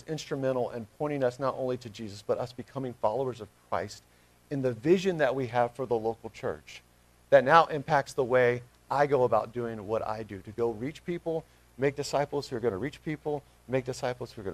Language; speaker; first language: English; native; English